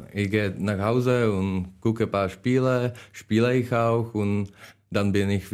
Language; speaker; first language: German; non-native, learner; Czech